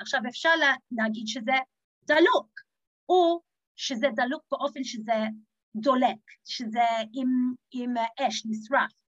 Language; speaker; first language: Hebrew; non-native, fluent; English